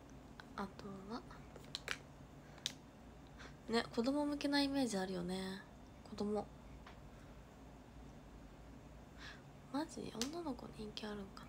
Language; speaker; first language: Japanese; native; Japanese